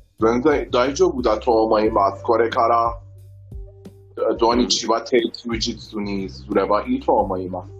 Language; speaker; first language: Japanese; non-native, learner; Persian